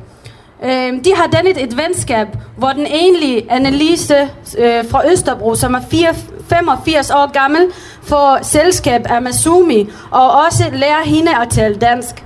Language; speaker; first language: Danish; early bilingual, other home language; Arabic